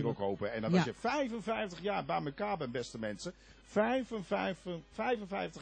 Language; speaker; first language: Dutch; native; Dutch